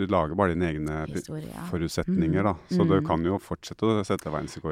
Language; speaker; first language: Norwegian; native; Norwegian